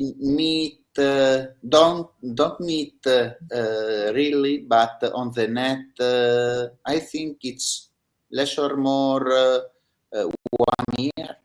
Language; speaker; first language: English; non-native, learner; Italian